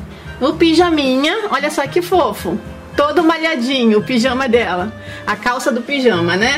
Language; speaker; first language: Portuguese; native; Portuguese